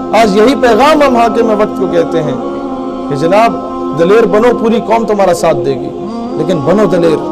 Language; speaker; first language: Urdu; non-native, local second language; Punjabi